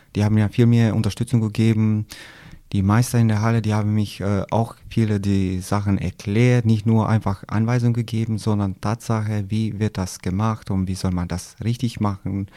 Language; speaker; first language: German; non-native, learner; Albanian